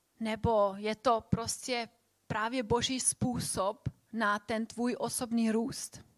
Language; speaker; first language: Czech; non-native, fluent; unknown